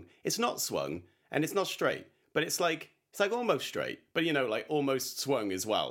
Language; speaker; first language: English; native; English